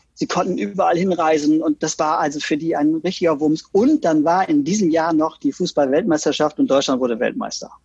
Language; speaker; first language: German; native; German